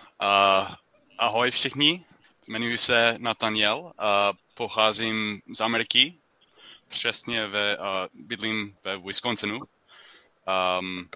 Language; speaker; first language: Czech; non-native, learner; English